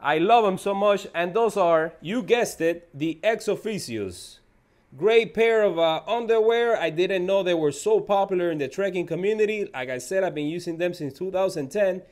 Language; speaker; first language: English; native; English